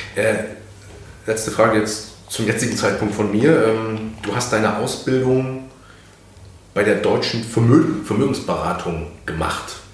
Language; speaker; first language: German; native; German